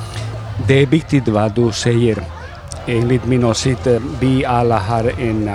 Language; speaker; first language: Swedish; non-native, fluent; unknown